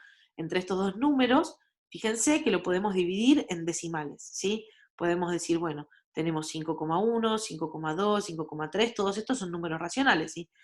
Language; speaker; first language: Spanish; native; Spanish